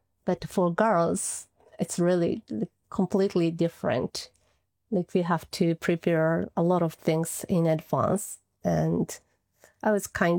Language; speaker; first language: English; non-native, fluent; Japanese